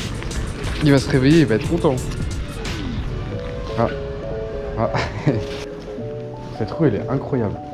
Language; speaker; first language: French; native; French